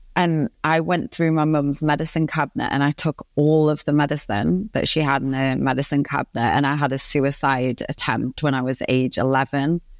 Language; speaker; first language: English; native; English